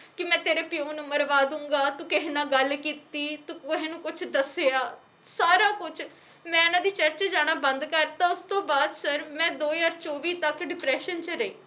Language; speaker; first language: Punjabi; native; Punjabi